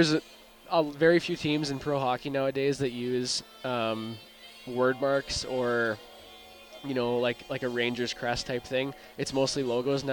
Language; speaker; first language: English; native; English